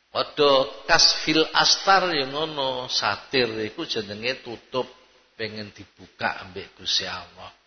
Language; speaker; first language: Indonesian; native; Indonesian